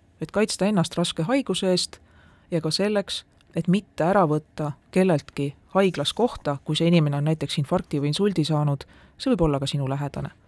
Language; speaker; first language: Estonian; native; Estonian